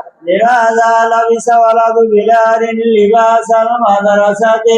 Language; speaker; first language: Arabic; non-native, fluent; Bangla